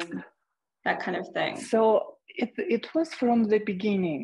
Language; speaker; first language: English; non-native, fluent; Russian